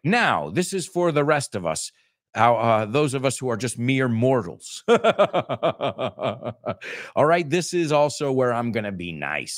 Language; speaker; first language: English; native; English